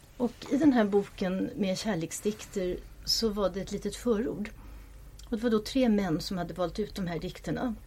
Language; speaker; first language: Swedish; non-native, fluent; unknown